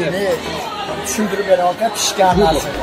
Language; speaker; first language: Russian; non-native, local second language; Uzbek